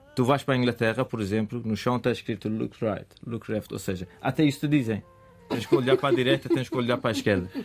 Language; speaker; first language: Portuguese; non-native, fluent; Persian